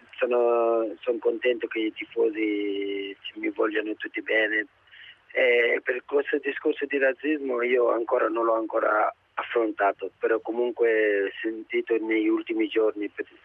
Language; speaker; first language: Italian; non-native, fluent; Wolof